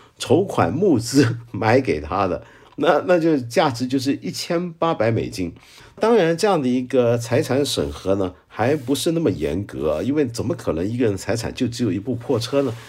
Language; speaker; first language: Chinese; non-native, local second language; Cantonese